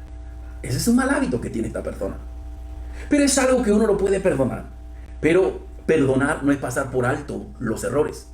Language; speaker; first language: Spanish; native; Spanish